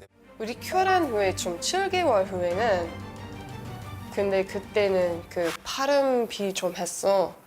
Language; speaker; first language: Korean; non-native, learner; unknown